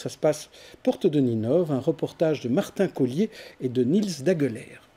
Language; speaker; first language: French; native; French